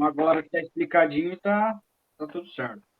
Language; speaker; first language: Portuguese; native; Portuguese